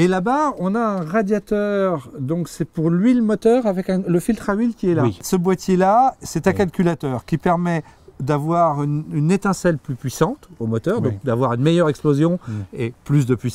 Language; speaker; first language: French; native; French